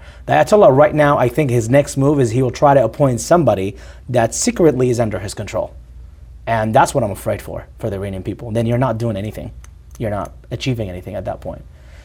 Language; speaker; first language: English; non-native, fluent; Arabic